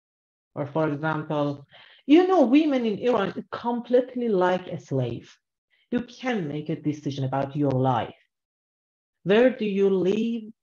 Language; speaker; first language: English; non-native, learner; Persian